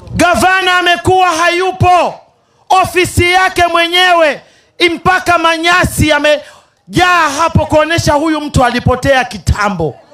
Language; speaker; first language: Swahili; non-native, local second language; Giryama